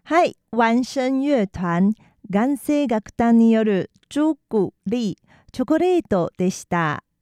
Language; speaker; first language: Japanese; non-native, fluent; Chinese